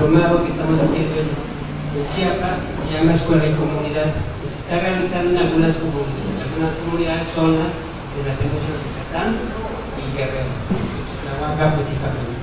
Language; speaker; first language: Spanish; non-native, local second language; Tzotzil